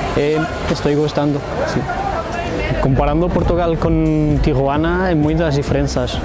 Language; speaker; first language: Spanish; non-native, fluent; Portuguese